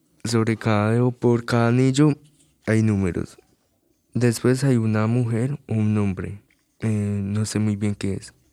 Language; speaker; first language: Spanish; non-native, learner; French